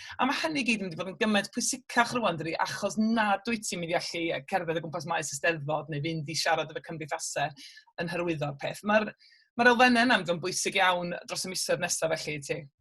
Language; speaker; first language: Welsh; native; Welsh